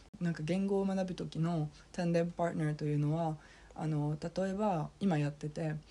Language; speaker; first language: Japanese; non-native, fluent; French